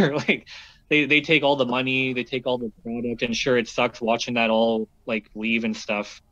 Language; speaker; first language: English; native; English